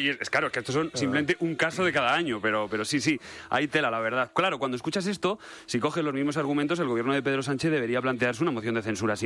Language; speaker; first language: Spanish; native; Spanish